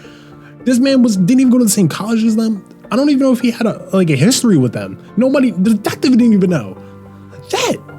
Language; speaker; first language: English; native; English